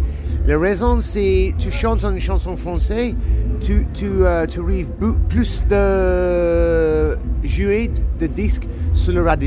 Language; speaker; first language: French; non-native, learner; English